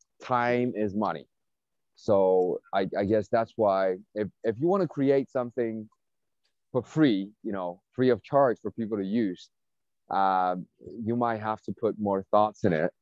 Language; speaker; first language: English; non-native, fluent; Chinese